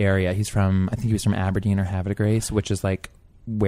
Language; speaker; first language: English; native; English